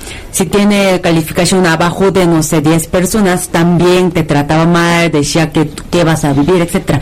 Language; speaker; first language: Spanish; non-native, fluent; Korean